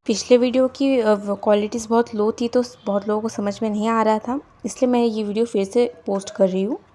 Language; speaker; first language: Hindi; non-native, local second language; Marathi